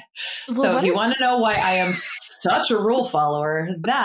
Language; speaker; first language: English; native; English